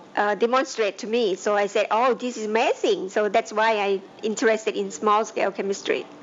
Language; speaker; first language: English; non-native, fluent; Thai